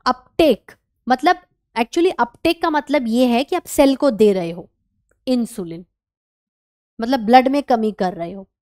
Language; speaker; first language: Hindi; native; Hindi